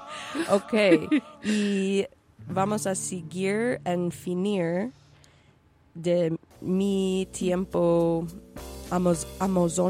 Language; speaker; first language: Spanish; non-native, learner; English